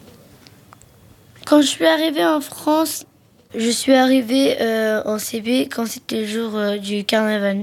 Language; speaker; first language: French; early bilingual, other home language; Arabic